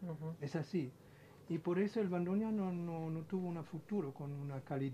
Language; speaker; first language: Spanish; non-native, fluent; German